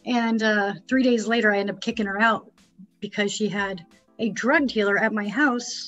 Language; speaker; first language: English; native; English